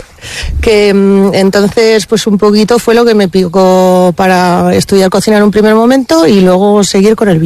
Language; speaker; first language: Spanish; native; Spanish